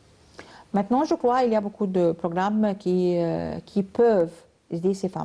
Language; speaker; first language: French; non-native, learner; Arabic